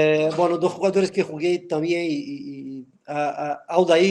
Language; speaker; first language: Spanish; non-native, fluent; Portuguese